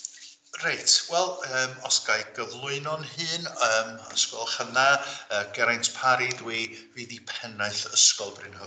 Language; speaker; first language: Welsh; native; Welsh